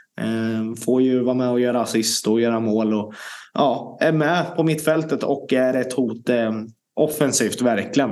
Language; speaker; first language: Swedish; native; Swedish